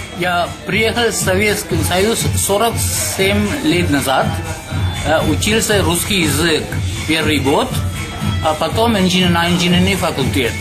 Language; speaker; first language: Russian; non-native, learner; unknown